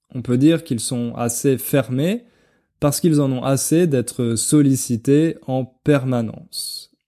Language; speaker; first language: French; native; French